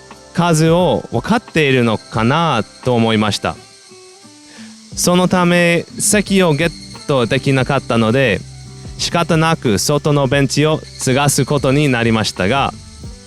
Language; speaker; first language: Japanese; non-native, fluent; English